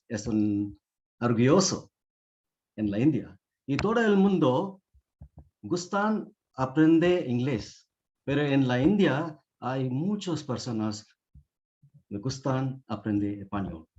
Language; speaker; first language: Spanish; non-native, learner; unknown